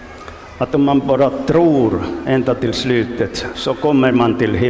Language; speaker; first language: Swedish; non-native, local second language; Finnish